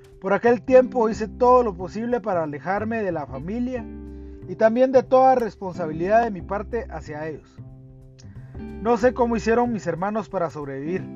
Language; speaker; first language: Spanish; native; Spanish